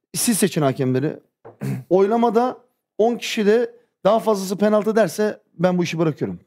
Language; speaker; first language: Turkish; early bilingual, heritage; Turkish